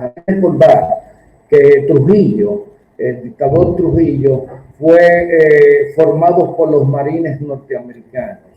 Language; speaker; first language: Spanish; native; Spanish